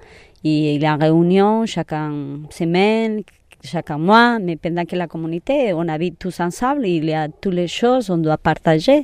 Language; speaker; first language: French; non-native, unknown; Spanish